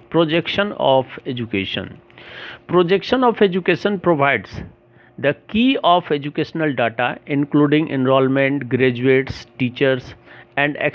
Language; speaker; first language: English; non-native, local second language; Hindi